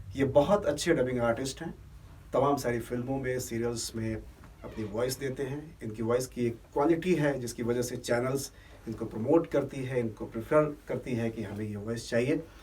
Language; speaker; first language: Hindi; native; Hindi